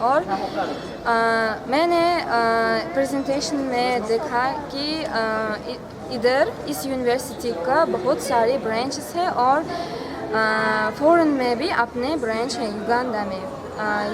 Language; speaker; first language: Hindi; non-native, learner; Uzbek